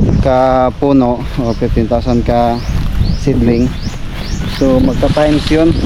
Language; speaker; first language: Filipino; non-native, local second language; Cebuano